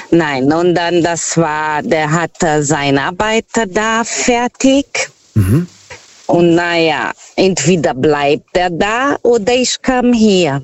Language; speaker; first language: German; non-native, fluent; Portuguese